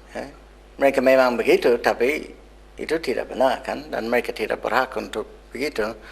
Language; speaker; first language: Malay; non-native, fluent; English